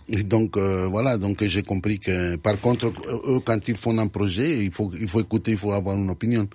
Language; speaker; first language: French; non-native, fluent; Spanish